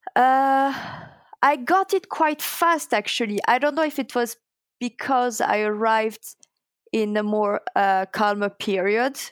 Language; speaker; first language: English; non-native, fluent; French